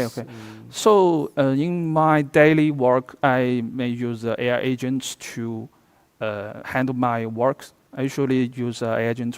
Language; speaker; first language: English; non-native, fluent; Chinese